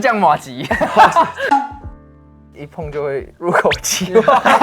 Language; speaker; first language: Chinese; native; Chinese